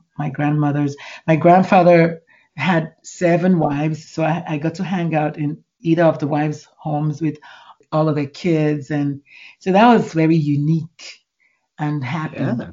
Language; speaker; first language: English; non-native, local second language; Igbo